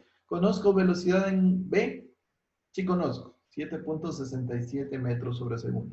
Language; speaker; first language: Spanish; native; Spanish